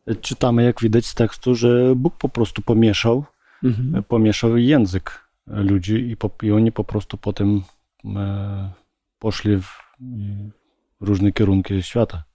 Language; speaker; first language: Polish; non-native, learner; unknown